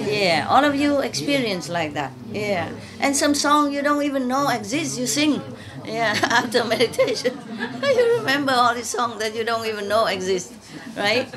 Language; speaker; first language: English; non-native, fluent; Vietnamese